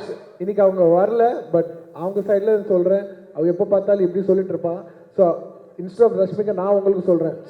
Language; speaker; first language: Tamil; non-native, local second language; Telugu